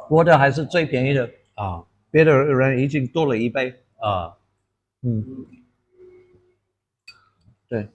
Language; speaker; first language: Chinese; non-native, fluent; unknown